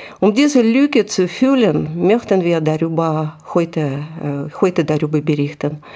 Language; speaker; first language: German; non-native, fluent; Russian